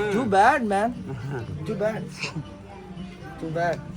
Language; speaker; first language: English; non-native, local second language; Malayalam